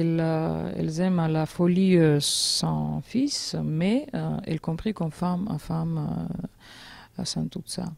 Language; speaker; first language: French; non-native, learner; Georgian